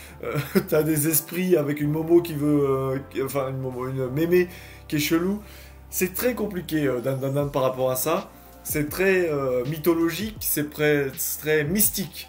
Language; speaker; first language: French; native; French